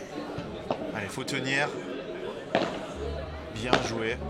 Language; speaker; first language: French; native; French